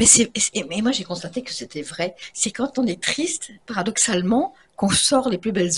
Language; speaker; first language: French; native; French